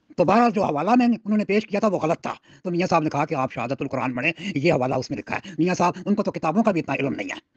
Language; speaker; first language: Urdu; non-native, local second language; Punjabi